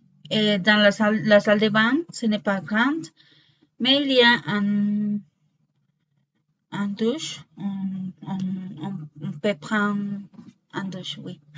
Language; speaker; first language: French; non-native, learner; Spanish